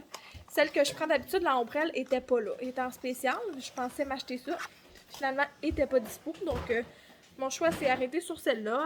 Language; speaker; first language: French; native; French